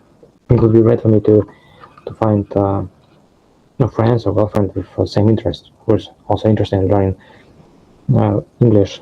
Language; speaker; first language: English; non-native, fluent; Russian